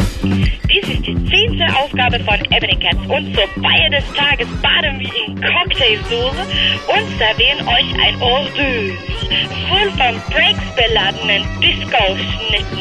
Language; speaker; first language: German; native; German